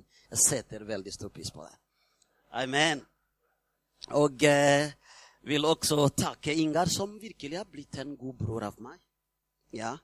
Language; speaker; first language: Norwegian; non-native, fluent; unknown